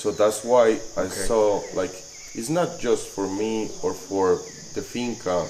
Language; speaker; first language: English; non-native, fluent; Spanish